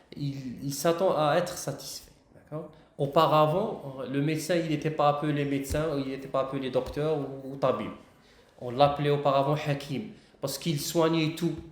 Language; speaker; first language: French; non-native, local second language; Arabic